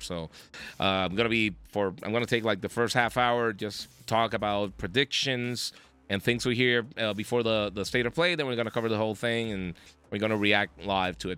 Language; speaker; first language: English; non-native, local second language; Spanish